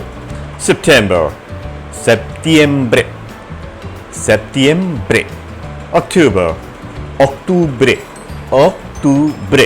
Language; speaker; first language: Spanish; non-native, fluent; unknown